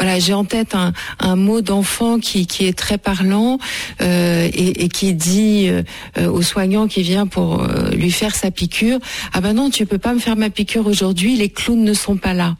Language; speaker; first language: French; native; French